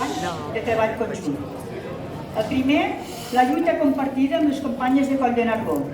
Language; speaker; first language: Catalan; native; Catalan